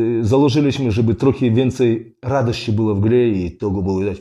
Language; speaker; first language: Polish; non-native, fluent; Russian